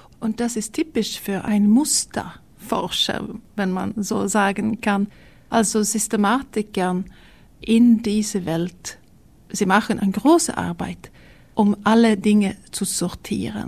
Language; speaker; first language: German; non-native, learner; Swedish